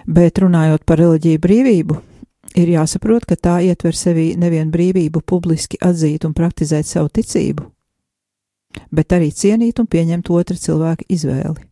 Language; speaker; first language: Latvian; native; Latvian